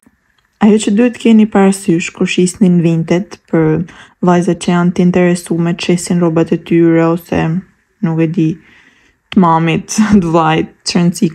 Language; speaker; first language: Albanian; native; Albanian